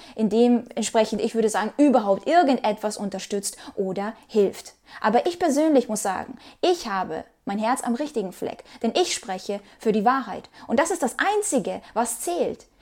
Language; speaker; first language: German; non-native, fluent; Ukrainian